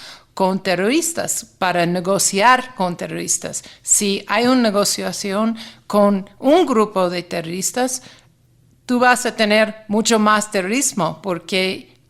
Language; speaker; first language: Spanish; non-native, fluent; English